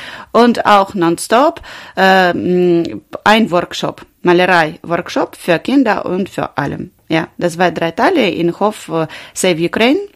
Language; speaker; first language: German; non-native, learner; Ukrainian